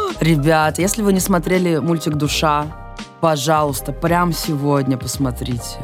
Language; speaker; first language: Russian; native; Russian